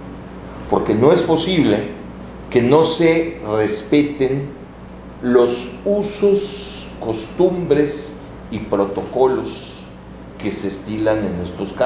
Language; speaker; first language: Spanish; native; Spanish